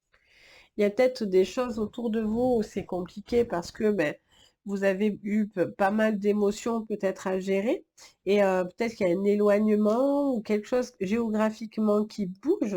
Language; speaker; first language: French; native; French